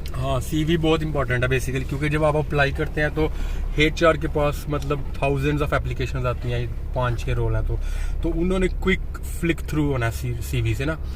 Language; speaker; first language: Urdu; non-native, local second language; Punjabi